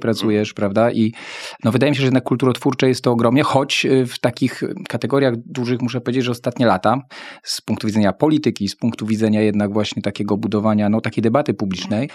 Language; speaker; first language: Polish; native; Polish